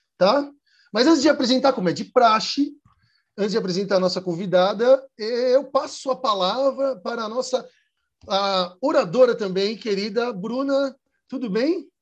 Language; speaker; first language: Portuguese; native; Portuguese